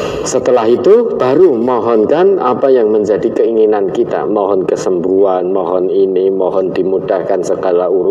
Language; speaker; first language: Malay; non-native, local second language; Javanese